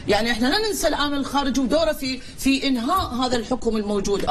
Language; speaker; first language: Arabic; native; Arabic